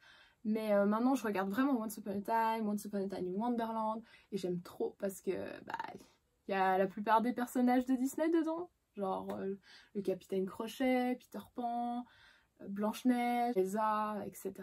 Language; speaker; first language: French; native; French